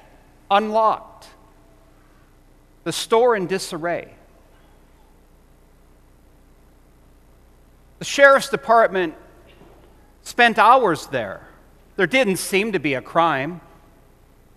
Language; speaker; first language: English; native; English